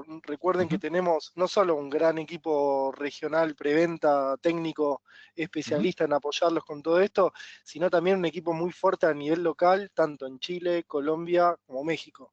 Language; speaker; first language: Spanish; native; Spanish